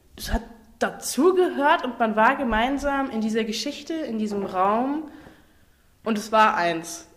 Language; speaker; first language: German; native; German